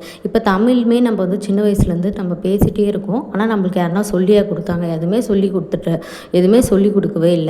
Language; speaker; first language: Tamil; native; Tamil